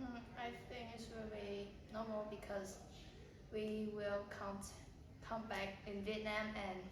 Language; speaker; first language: English; non-native, learner; Vietnamese